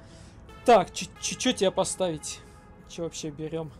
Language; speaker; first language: Russian; native; Russian